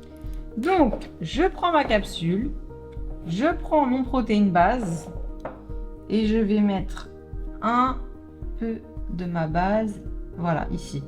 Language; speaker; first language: French; native; French